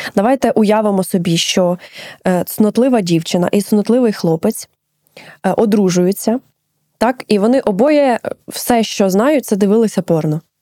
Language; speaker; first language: Ukrainian; native; Ukrainian